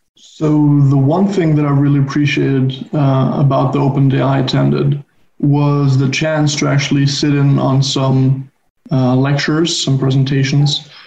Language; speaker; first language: English; non-native, fluent; Spanish